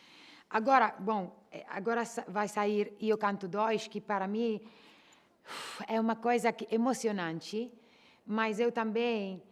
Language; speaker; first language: Portuguese; non-native, fluent; Italian